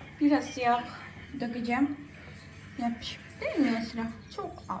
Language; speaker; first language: Turkish; non-native, fluent; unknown